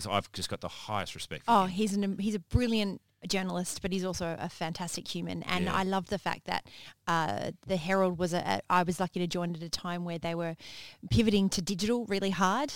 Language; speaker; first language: English; native; English